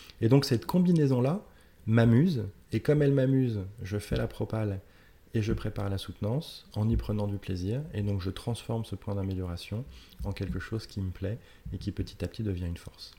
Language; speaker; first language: French; native; French